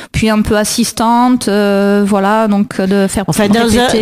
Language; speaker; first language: French; native; French